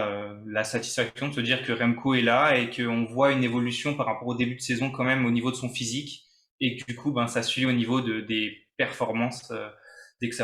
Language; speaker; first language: French; native; French